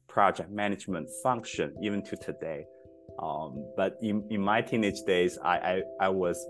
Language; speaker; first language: English; non-native, fluent; Chinese